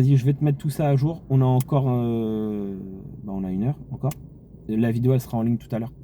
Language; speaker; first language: French; native; French